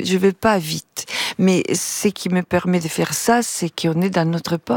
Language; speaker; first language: French; non-native, fluent; Italian